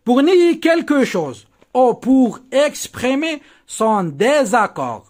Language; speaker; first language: French; non-native, local second language; Arabic